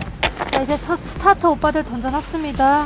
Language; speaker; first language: Korean; native; Korean